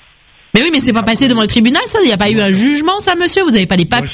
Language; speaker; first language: French; native; French